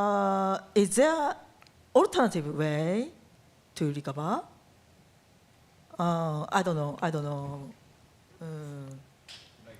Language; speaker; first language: English; non-native, learner; Japanese